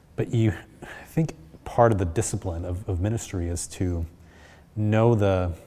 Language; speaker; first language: English; early bilingual, other home language; Spanish